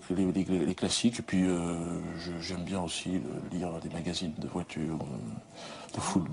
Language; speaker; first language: French; native; French